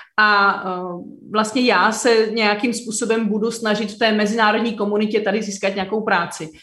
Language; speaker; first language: Czech; native; Czech